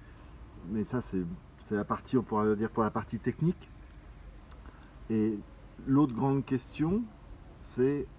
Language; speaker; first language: French; native; French